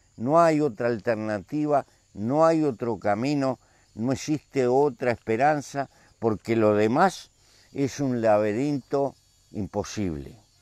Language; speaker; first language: Spanish; native; Spanish